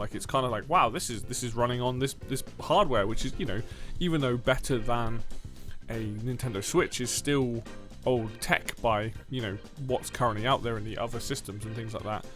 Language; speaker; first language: English; native; English